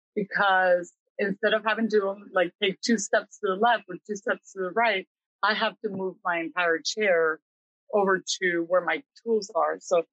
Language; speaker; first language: English; early bilingual, other home language; Spanish